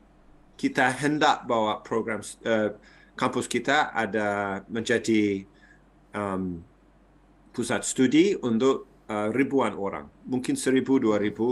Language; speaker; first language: Indonesian; non-native, fluent; English